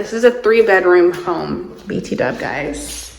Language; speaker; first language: English; native; English